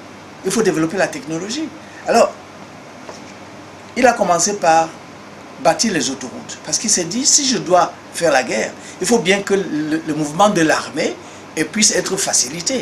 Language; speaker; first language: French; non-native, local second language; Duala